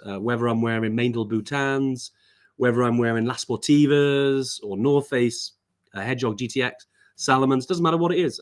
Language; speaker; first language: English; native; English